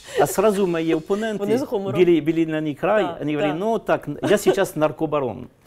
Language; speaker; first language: Russian; early bilingual, heritage; French